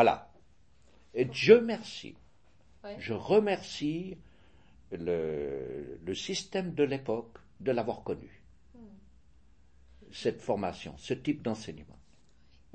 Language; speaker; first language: French; native; French